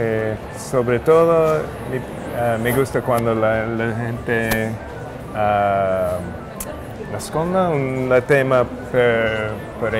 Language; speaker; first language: Spanish; non-native, learner; Italian